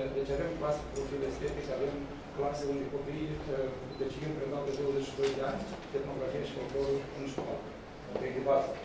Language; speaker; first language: Romanian; native; Romanian